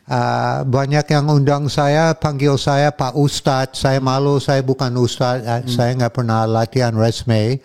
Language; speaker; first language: Indonesian; non-native, fluent; English